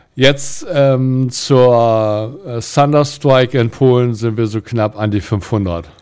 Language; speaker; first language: German; native; German